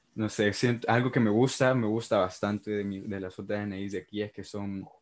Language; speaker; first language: Spanish; native; Spanish